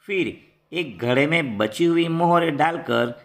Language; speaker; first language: Hindi; non-native, local second language; Gujarati